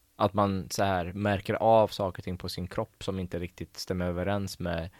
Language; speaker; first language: Swedish; early bilingual, other home language; Persian